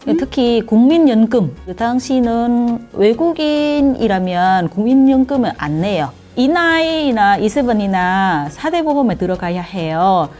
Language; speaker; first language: Korean; non-native, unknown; Vietnamese